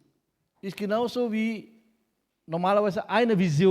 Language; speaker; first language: German; non-native, fluent; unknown